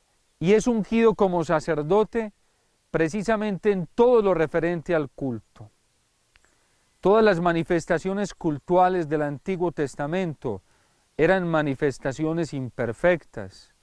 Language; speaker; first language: Spanish; native; Spanish